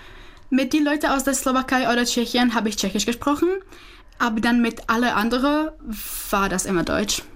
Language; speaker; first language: German; non-native, fluent; Czech